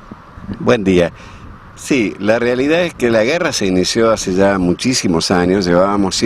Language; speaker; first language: Spanish; native; Spanish